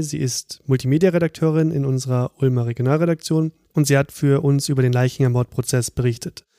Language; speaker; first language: German; native; German